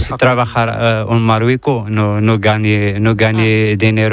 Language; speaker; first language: Spanish; non-native, learner; Arabic